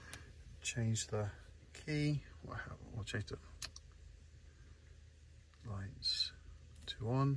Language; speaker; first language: English; native; English